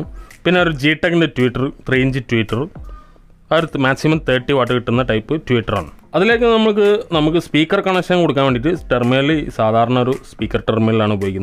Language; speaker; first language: Malayalam; native; Malayalam